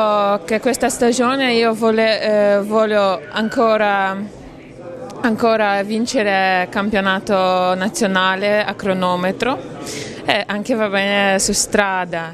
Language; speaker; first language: Italian; non-native, learner; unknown